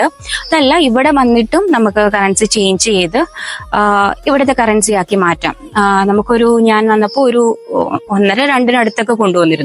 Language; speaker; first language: Malayalam; native; Malayalam